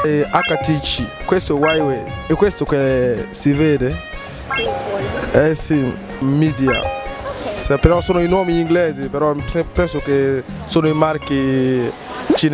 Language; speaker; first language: Italian; non-native, fluent; Chinese